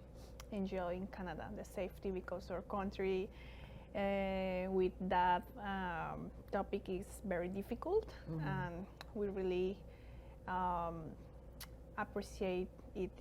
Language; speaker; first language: English; non-native, fluent; Spanish